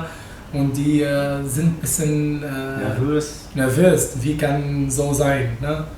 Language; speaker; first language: German; non-native, fluent; Arabic